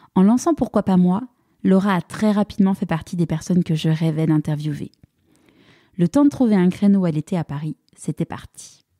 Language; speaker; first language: French; native; French